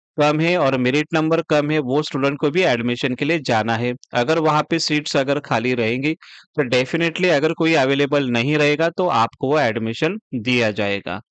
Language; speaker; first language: Hindi; non-native, local second language; Marathi